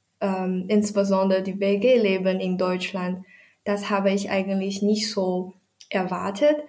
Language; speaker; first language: German; non-native, learner; Chinese